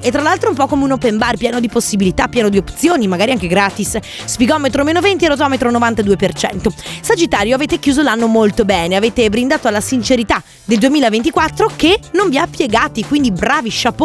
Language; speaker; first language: Italian; native; Italian